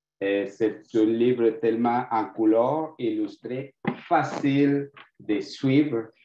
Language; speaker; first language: French; non-native, fluent; Spanish